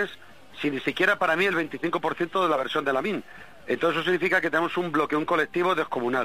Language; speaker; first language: Spanish; native; Spanish